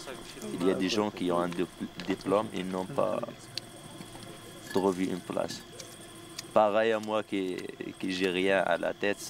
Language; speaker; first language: French; non-native, local second language; Arabic